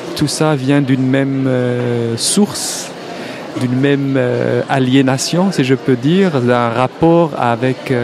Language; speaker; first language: French; non-native, local second language; Arabic